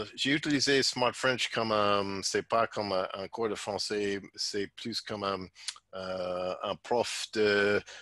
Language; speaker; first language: French; non-native, learner; English